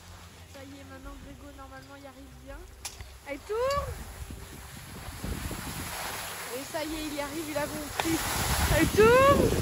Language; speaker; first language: French; native; French